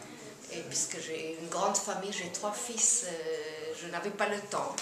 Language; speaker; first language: French; non-native, fluent; German